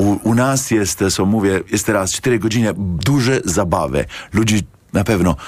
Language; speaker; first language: Polish; non-native, learner; Italian